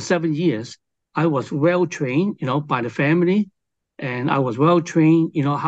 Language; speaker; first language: English; non-native, local second language; Cantonese